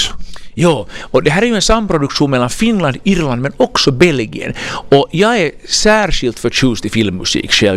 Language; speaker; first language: Swedish; native; Swedish